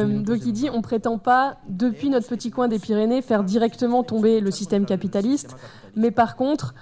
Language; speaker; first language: French; native; French